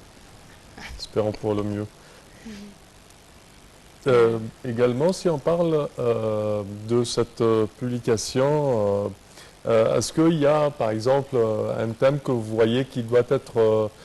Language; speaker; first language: French; non-native, fluent; Arabic